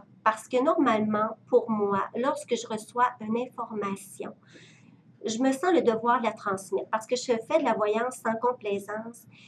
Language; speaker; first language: French; native; French